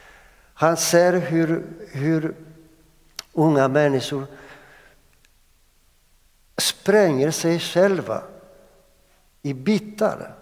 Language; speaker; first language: Swedish; non-native, fluent; Greek